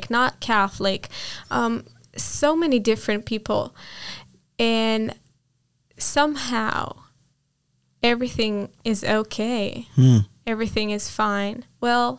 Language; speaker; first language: English; non-native, fluent; Hebrew